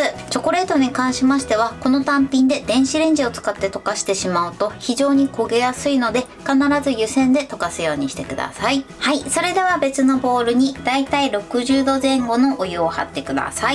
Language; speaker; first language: Japanese; native; Japanese